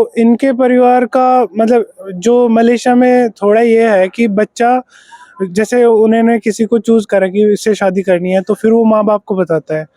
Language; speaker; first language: Hindi; native; Hindi